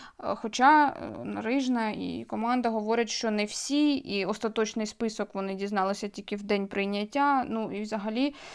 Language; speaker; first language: Ukrainian; native; Ukrainian